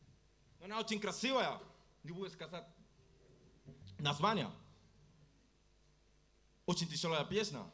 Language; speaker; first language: Russian; non-native, learner; Spanish